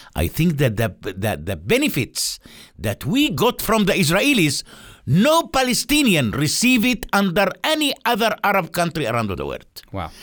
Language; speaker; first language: English; non-native, fluent; Arabic